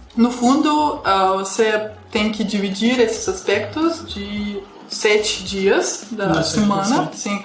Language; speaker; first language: Portuguese; non-native, fluent; Russian